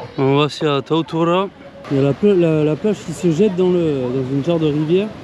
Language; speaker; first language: French; native; French